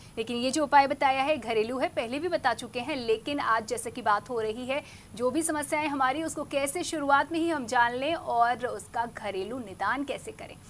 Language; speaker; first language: Hindi; native; Hindi